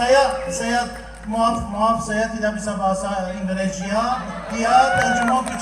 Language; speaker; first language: Indonesian; non-native, learner; Persian